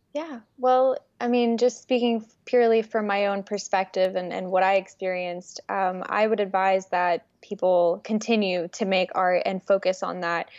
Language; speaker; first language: English; early bilingual, other home language; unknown